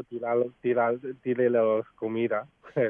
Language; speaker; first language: Spanish; non-native, learner; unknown